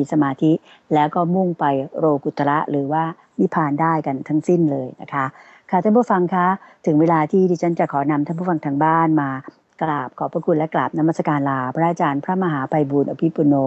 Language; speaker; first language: Thai; native; Thai